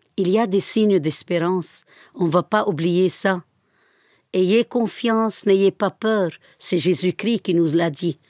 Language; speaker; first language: French; non-native, fluent; Arabic